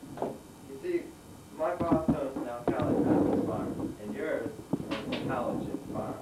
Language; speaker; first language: English; native; English